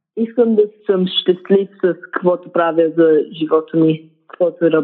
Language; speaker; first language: Bulgarian; early bilingual, heritage; English